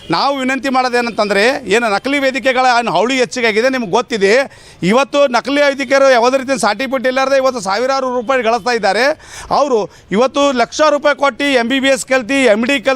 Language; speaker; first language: Kannada; native; Kannada